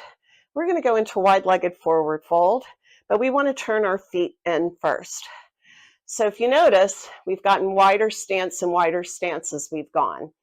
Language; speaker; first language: English; native; English